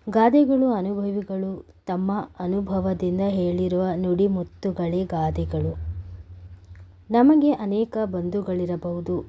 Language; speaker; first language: Kannada; native; Kannada